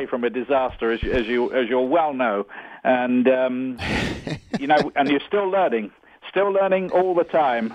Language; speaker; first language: English; native; English